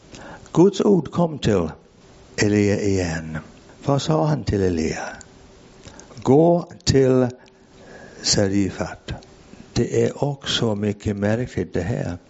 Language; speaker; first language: Swedish; non-native, fluent; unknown